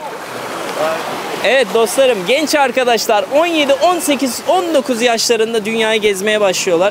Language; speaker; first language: Turkish; native; Turkish